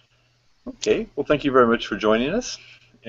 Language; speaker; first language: English; native; English